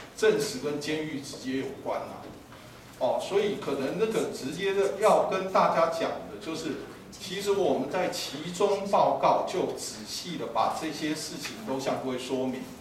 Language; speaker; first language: Chinese; native; Chinese